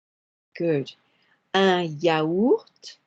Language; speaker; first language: French; non-native, fluent; English